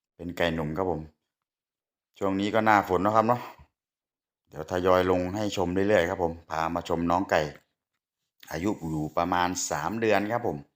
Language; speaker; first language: Thai; native; Thai